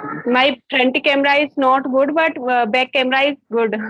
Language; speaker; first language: English; non-native, learner; Hindi